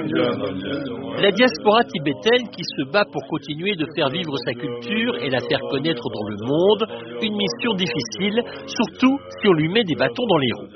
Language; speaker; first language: French; native; French